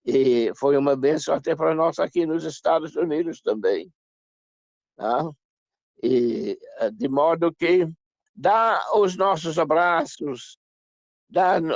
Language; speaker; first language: Portuguese; non-native, fluent; English